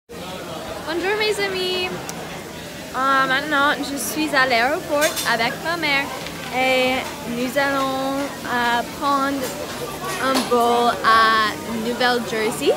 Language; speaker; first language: French; non-native, learner; English